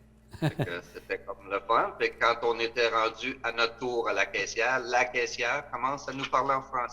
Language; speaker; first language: French; native; French